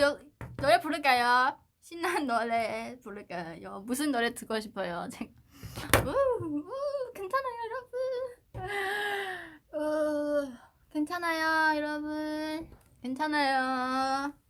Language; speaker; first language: Korean; non-native, learner; Chinese